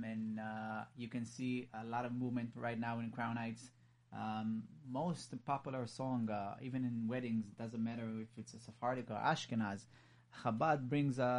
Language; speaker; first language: English; non-native, fluent; Hebrew